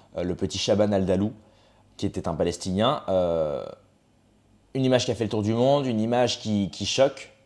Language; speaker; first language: French; native; French